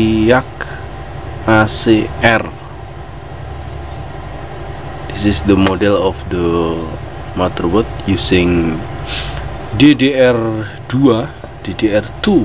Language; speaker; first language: English; non-native, learner; Indonesian